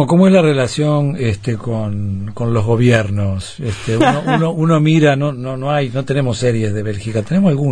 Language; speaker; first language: Spanish; native; Spanish